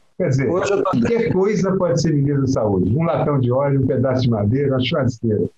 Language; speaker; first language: Portuguese; native; Portuguese